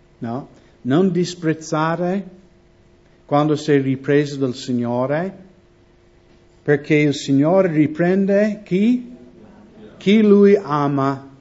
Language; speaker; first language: Italian; non-native, fluent; English